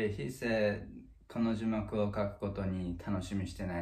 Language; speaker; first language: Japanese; native; Japanese